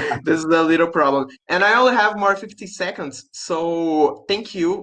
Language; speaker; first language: English; non-native, learner; Portuguese